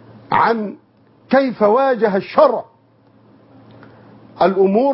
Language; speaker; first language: Arabic; native; Arabic